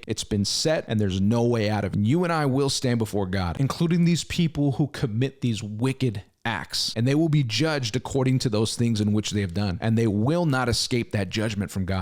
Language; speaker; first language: English; native; English